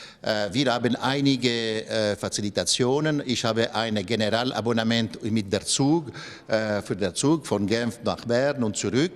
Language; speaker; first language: German; non-native, local second language; French